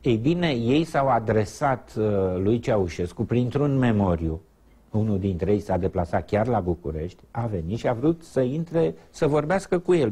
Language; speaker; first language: Romanian; native; Romanian